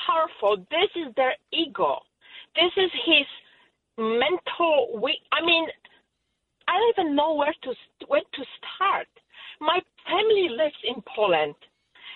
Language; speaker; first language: English; non-native, learner; Polish